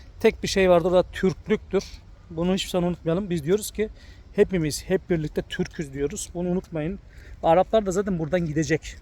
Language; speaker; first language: Turkish; native; Turkish